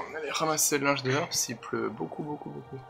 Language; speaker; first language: French; native; French